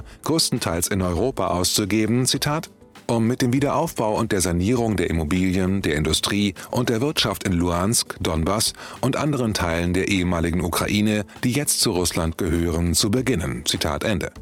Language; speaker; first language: German; native; German